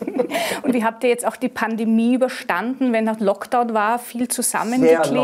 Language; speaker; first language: German; native; German